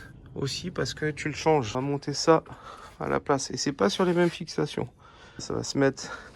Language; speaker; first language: French; native; French